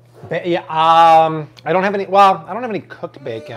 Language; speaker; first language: English; native; English